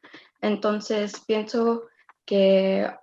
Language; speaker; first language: Spanish; early bilingual, heritage; Spanish